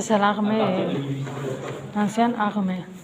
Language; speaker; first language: French; non-native, local second language; Spanish